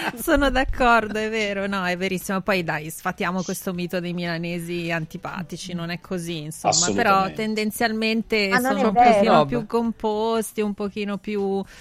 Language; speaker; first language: Italian; native; Italian